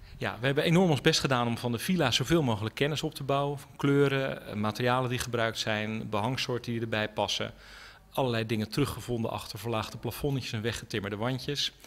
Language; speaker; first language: Dutch; native; Dutch